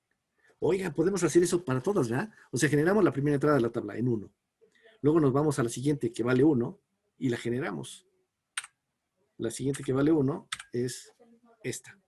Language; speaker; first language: Spanish; native; Spanish